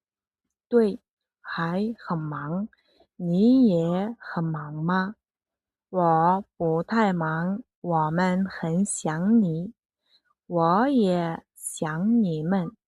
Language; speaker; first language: Chinese; non-native, fluent; Mongolian